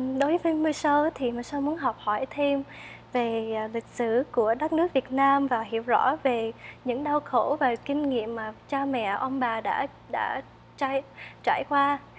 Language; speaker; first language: Vietnamese; early bilingual, heritage; Vietnamese